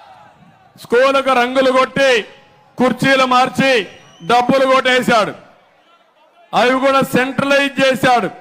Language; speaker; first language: Telugu; native; Telugu